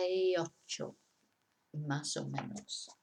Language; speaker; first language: Spanish; non-native, fluent; English